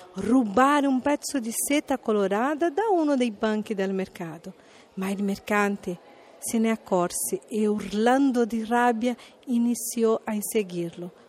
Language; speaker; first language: Italian; non-native, fluent; Portuguese